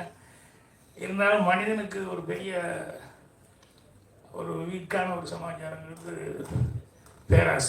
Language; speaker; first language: Tamil; native; Tamil